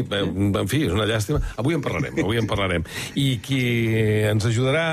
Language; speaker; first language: Catalan; native; Catalan